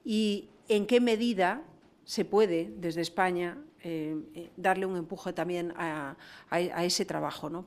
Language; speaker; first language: Spanish; native; Spanish